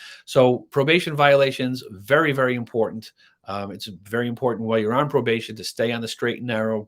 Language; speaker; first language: English; native; English